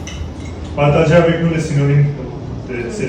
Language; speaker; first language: French; non-native, learner; Hindi